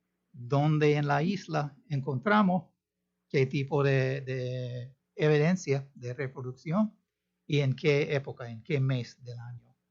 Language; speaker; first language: Spanish; non-native, fluent; English